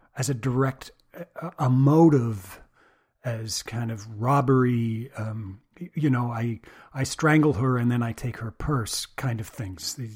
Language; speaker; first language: English; native; English